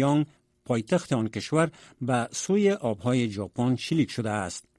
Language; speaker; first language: Persian; native; Persian